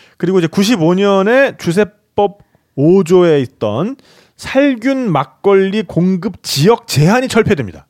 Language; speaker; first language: Korean; native; Korean